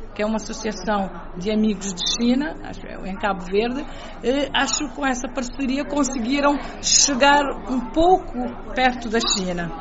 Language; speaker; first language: Portuguese; non-native, local second language; Kabuverdianu